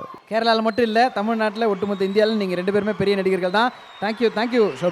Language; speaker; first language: Tamil; native; Tamil